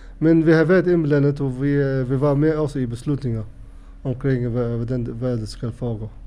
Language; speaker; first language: Danish; non-native, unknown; Arabic